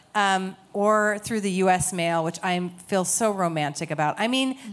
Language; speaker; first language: English; native; English